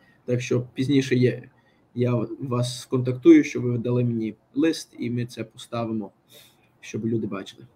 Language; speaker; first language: Ukrainian; early bilingual, heritage; Ukrainian